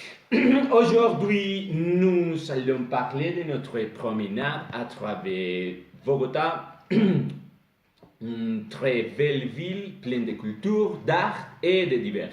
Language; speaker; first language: French; non-native, learner; Spanish